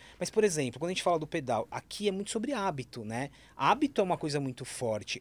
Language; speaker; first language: Portuguese; native; Portuguese